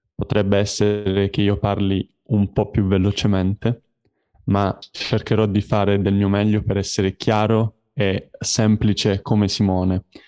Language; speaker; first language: Italian; native; Italian